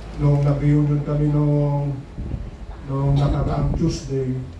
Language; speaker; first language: Filipino; native; Filipino